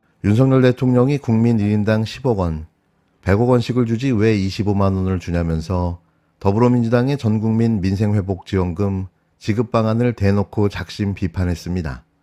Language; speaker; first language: Korean; native; Korean